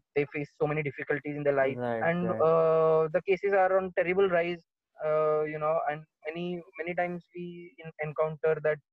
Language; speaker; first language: English; non-native, local second language; Marathi